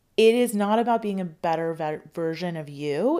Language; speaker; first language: English; native; English